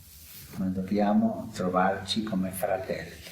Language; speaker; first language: Italian; non-native, fluent; Spanish